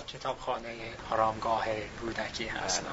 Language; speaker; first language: Persian; non-native, learner; English